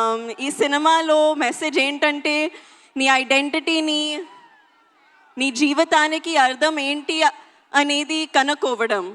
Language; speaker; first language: Telugu; non-native, learner; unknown